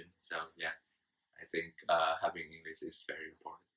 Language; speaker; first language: English; non-native, fluent; Vietnamese